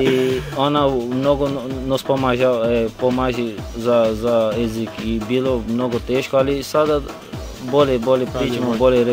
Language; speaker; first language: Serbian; non-native, learner; Portuguese